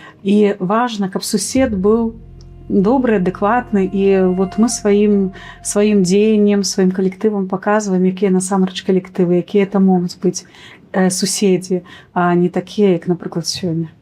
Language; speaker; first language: Belarusian; native; Belarusian